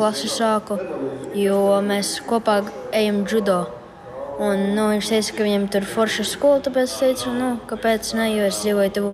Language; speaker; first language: Latvian; early bilingual, heritage; Latvian